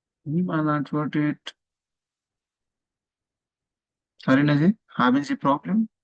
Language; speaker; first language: German; non-native, fluent; Nepali